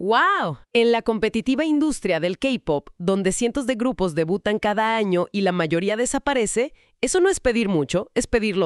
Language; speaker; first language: Spanish; native; Spanish